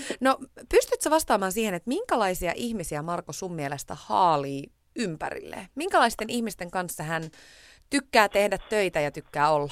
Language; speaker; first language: Finnish; native; Finnish